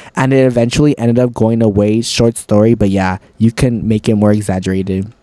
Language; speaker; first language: English; early bilingual, other home language; Spanish